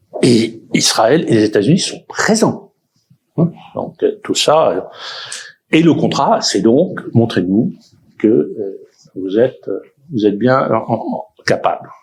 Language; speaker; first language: French; native; French